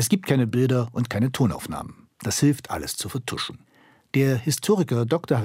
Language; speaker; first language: German; native; German